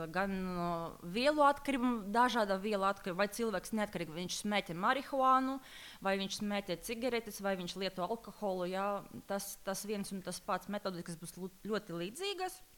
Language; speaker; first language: Latvian; non-native, local second language; Russian